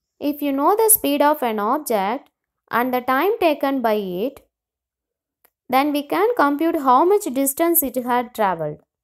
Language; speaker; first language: English; non-native, local second language; Tamil